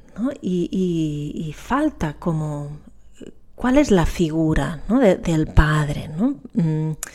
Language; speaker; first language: Spanish; non-native, local second language; Catalan